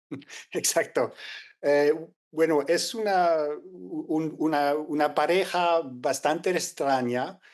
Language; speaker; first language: Spanish; non-native, fluent; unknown